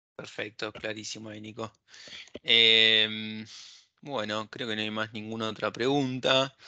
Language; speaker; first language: Spanish; native; Spanish